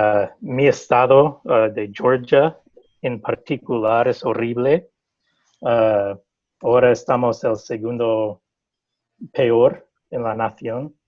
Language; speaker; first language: Spanish; non-native, fluent; English